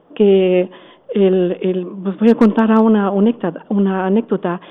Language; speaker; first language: Spanish; non-native, fluent; German